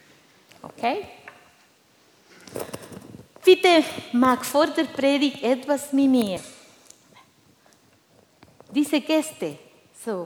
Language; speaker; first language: German; non-native, fluent; Spanish